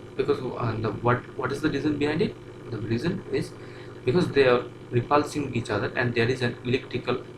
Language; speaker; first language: English; non-native, local second language; Bangla